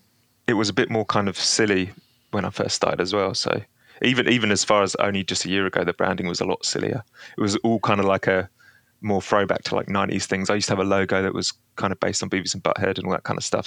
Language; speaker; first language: English; native; English